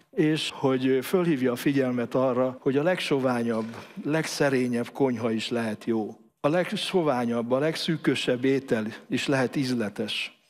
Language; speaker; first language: Hungarian; native; Hungarian